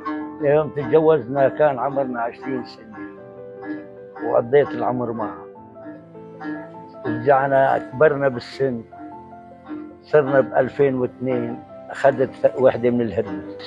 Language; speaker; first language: Arabic; native; Arabic